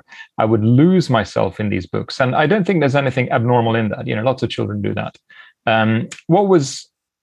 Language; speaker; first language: English; native; English